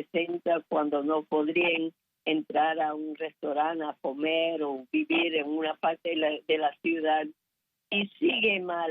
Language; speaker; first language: Spanish; non-native, fluent; English